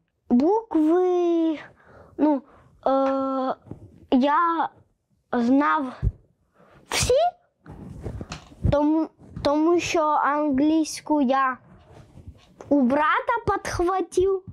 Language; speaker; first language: Ukrainian; non-native, local second language; Russian